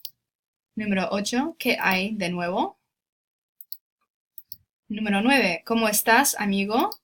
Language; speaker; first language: Spanish; non-native, fluent; English